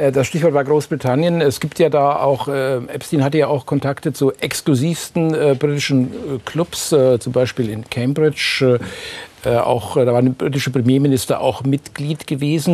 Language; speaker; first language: German; native; German